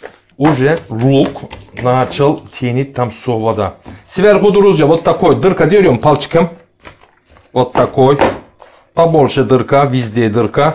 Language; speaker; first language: Russian; non-native, learner; Turkish